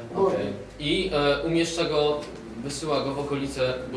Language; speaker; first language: Polish; native; Polish